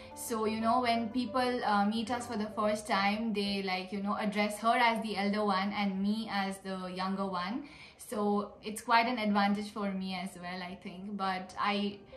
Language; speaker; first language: English; non-native, local second language; Nepali